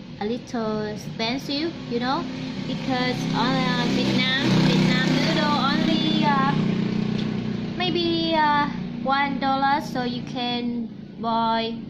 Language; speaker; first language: English; non-native, learner; Vietnamese